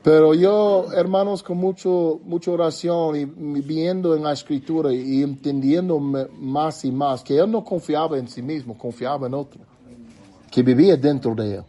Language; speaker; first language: Spanish; non-native, fluent; English